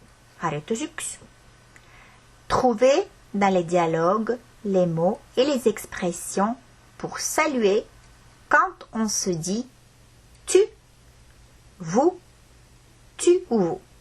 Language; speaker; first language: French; non-native, fluent; Estonian